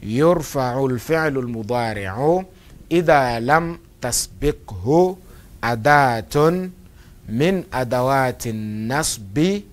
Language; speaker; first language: Arabic; non-native, fluent; Portuguese